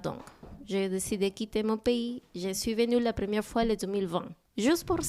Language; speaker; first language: French; non-native, learner; Spanish